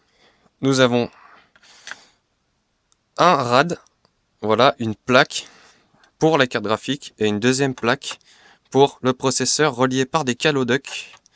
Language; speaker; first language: French; native; French